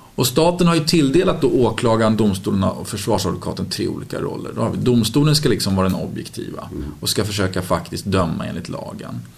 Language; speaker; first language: Swedish; native; Swedish